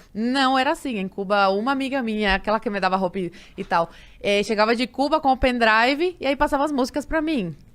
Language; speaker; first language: Portuguese; non-native, fluent; Spanish